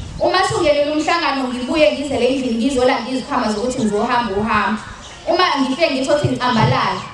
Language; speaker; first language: Zulu; native; Zulu